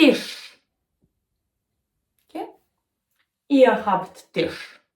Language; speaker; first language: German; non-native, fluent; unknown